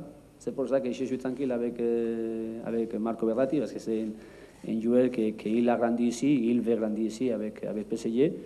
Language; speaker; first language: French; non-native, learner; Spanish